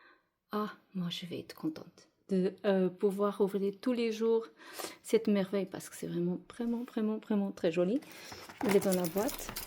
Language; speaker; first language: French; non-native, fluent; Portuguese